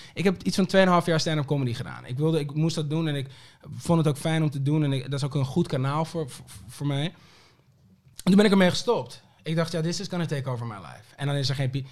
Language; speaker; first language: Dutch; early bilingual, other home language; Papiamento